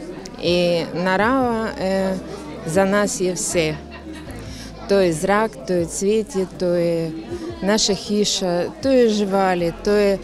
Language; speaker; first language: Slovenian; non-native, learner; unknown